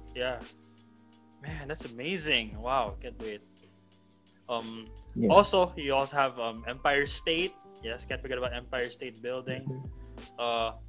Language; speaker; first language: English; non-native, local second language; Filipino